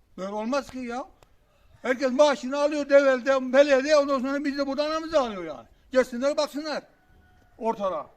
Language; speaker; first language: Turkish; native; Turkish